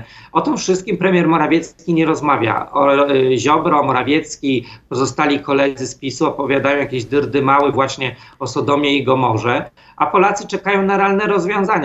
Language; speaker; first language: Polish; native; Polish